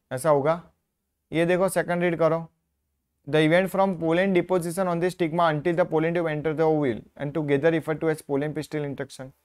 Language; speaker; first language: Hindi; non-native, local second language; Gujarati